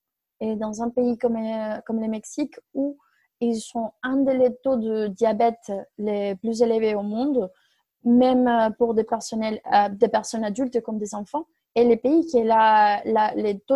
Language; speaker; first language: French; non-native, fluent; Spanish